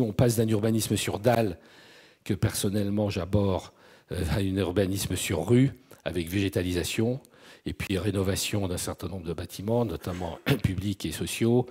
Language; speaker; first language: French; native; French